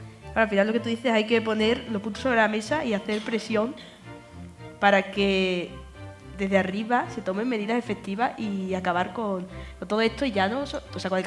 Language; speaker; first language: Spanish; native; Spanish